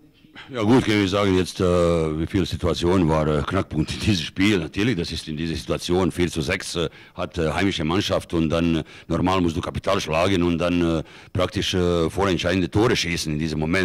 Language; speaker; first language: German; non-native, fluent; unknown